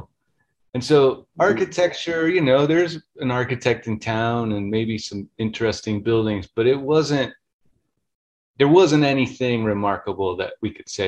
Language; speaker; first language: English; native; English